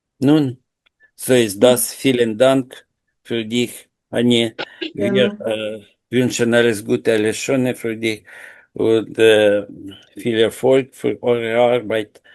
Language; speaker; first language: German; non-native, learner; Ukrainian